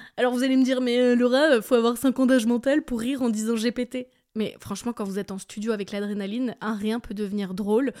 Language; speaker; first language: French; early bilingual, other home language; English